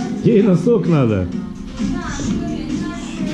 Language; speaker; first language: Russian; native; Russian